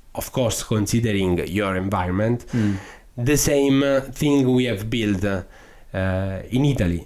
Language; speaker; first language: English; non-native, fluent; Italian